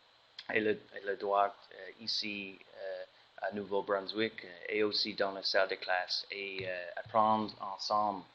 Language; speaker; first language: French; non-native, learner; English